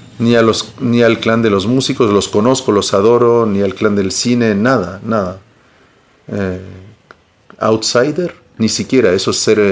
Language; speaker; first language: Spanish; early bilingual, heritage; Spanish